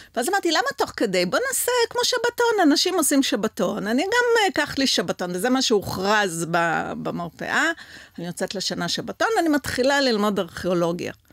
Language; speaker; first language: Hebrew; early bilingual, other home language; French